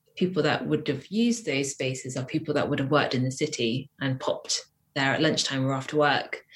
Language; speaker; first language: English; native; English